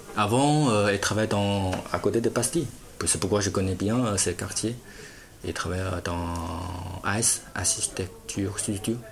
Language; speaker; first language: French; non-native, fluent; Chinese